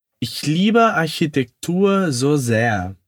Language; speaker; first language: German; non-native, fluent; Portuguese